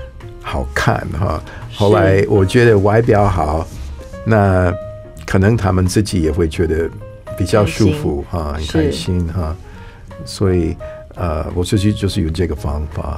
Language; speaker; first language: Chinese; non-native, fluent; English